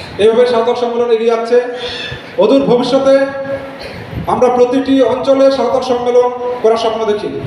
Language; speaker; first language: Bangla; non-native, local second language; Santali